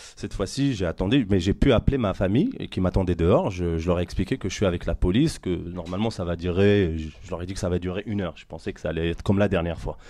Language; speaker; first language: French; non-native, local second language; Arabic